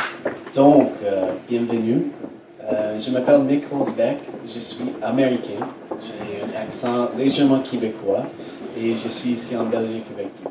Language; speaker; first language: French; non-native, fluent; English